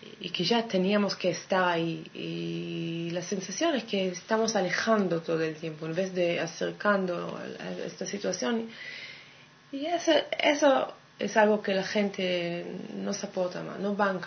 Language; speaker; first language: Spanish; non-native, fluent; Hebrew